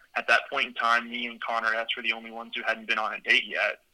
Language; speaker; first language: English; native; English